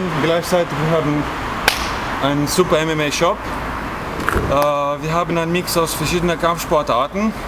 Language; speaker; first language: German; non-native, fluent; Arabic